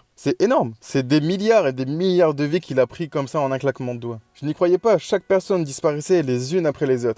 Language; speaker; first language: French; native; French